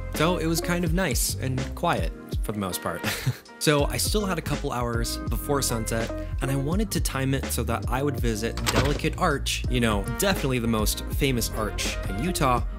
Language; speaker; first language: English; native; English